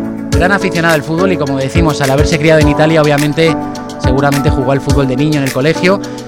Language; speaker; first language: Spanish; native; Spanish